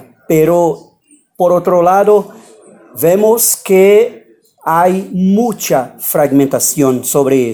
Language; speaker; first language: Spanish; non-native, fluent; Portuguese